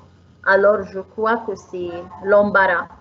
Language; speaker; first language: French; non-native, fluent; Arabic